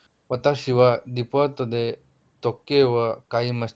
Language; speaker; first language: Japanese; non-native, learner; Kannada